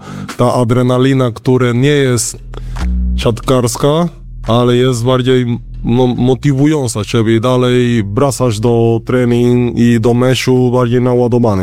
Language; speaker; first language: Polish; non-native, learner; Spanish